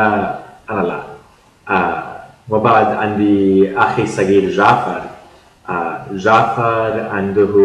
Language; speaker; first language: Arabic; non-native, learner; English